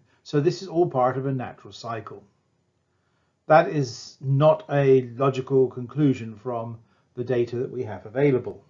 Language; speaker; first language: English; native; English